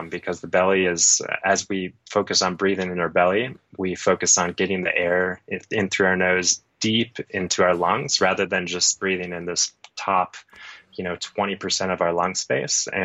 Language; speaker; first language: English; native; English